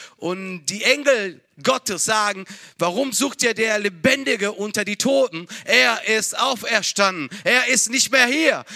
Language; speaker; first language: German; non-native, fluent; Italian